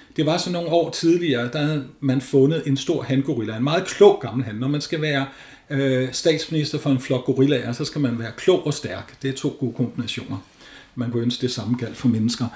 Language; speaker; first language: Danish; native; Danish